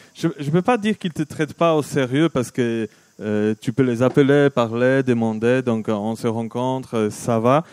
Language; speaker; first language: French; non-native, fluent; Polish